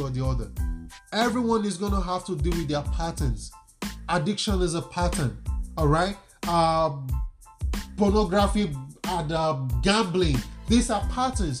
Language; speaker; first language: English; non-native, local second language; Yoruba